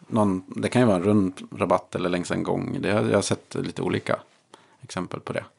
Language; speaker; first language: Swedish; native; Swedish